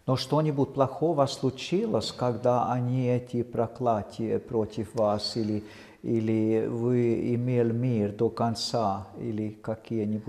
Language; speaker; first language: Russian; non-native, fluent; Swedish